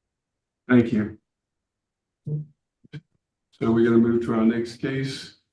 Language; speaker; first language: English; native; English